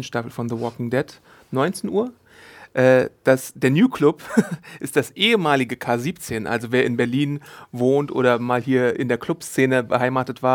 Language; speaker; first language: German; native; German